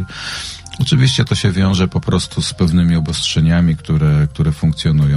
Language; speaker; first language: Polish; native; Polish